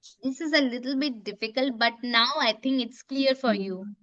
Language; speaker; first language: English; non-native, local second language; Bangla